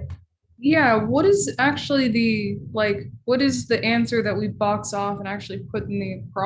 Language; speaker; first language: English; native; English